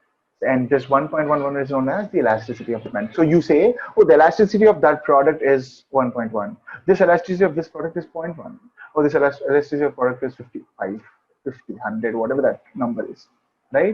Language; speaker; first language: English; non-native, local second language; Hindi